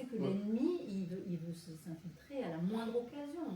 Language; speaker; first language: French; native; French